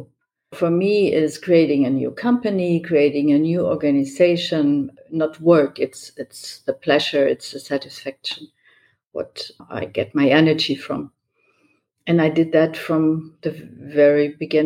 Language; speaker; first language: English; non-native, fluent; German